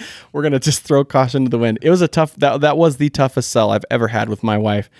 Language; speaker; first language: English; native; English